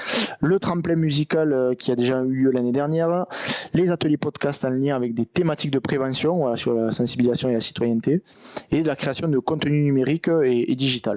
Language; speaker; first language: French; native; French